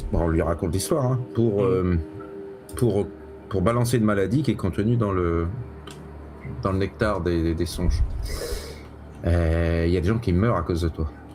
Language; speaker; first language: French; native; French